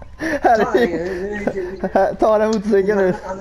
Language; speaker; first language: Swedish; native; Swedish